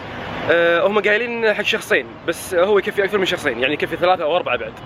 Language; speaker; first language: Arabic; native; Arabic